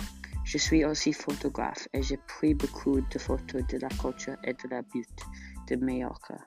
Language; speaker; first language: French; non-native, learner; English